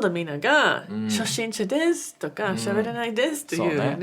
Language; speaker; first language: Japanese; non-native, fluent; English